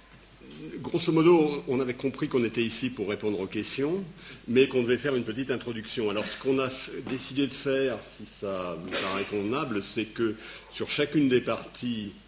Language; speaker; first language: French; native; French